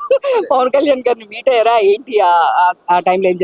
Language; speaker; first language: Telugu; native; Telugu